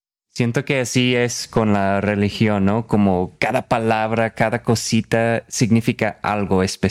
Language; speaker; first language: Spanish; non-native, fluent; English